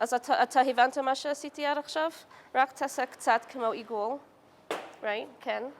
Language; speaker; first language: Hebrew; non-native, learner; English